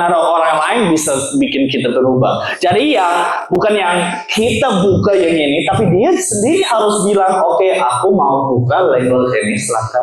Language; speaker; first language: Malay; non-native, learner; English